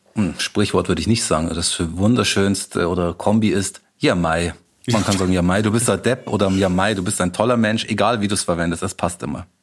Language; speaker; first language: German; native; German